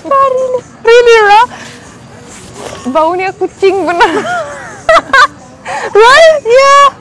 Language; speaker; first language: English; non-native, fluent; Romanian